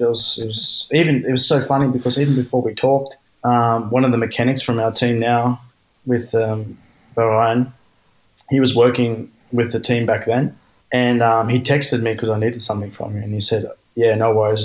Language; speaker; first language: English; native; English